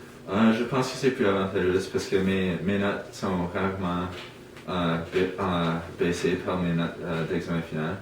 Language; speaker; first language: French; non-native, local second language; English